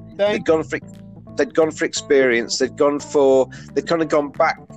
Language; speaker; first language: English; native; English